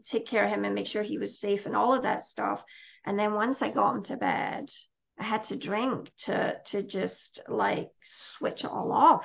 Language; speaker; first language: English; native; English